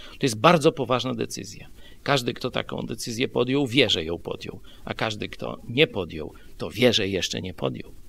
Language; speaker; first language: Polish; native; Polish